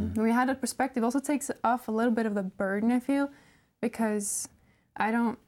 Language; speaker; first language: English; non-native, fluent; Norwegian